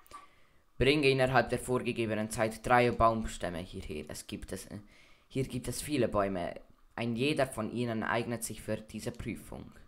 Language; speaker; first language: German; native; German